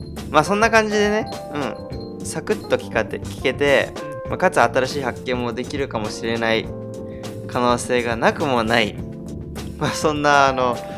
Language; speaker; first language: Japanese; early bilingual, heritage; Japanese